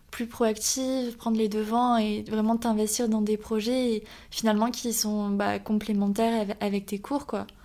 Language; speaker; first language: French; native; French